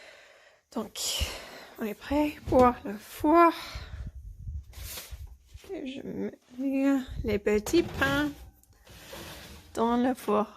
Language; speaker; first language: French; non-native, fluent; English